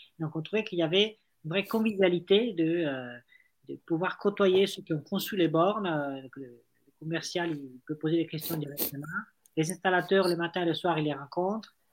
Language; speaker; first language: French; non-native, fluent; Italian